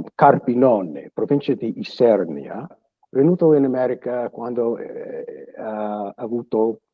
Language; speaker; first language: Italian; early bilingual, other home language; English